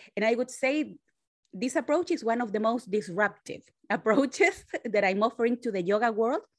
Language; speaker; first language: English; non-native, fluent; Spanish